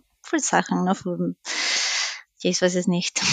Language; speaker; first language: German; non-native, learner; Spanish